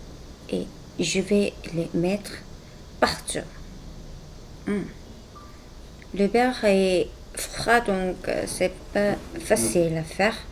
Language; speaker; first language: French; non-native, fluent; Korean